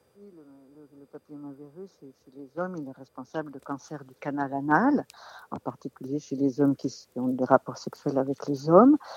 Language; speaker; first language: French; native; French